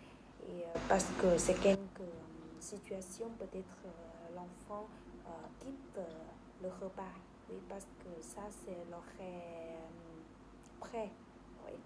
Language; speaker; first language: French; non-native, learner; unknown